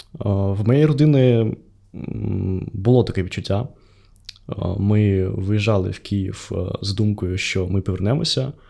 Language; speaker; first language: Ukrainian; non-native, local second language; Russian